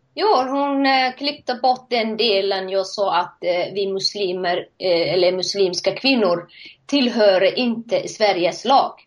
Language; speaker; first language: Swedish; non-native, fluent; Somali